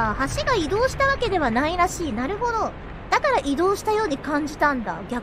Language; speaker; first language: Japanese; native; Japanese